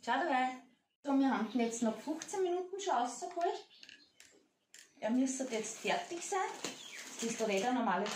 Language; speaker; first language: German; native; German